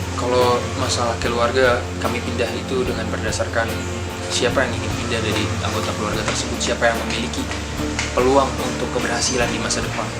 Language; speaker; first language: Indonesian; non-native, fluent; Arabic